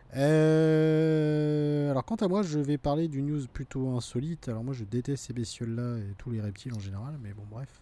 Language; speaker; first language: French; native; French